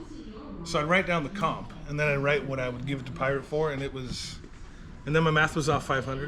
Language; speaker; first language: English; native; English